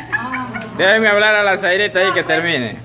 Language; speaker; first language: Spanish; native; Spanish